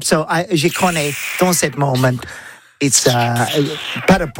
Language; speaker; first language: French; non-native, learner; English